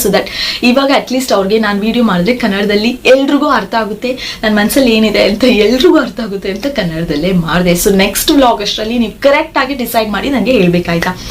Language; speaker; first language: Kannada; non-native, local second language; Tulu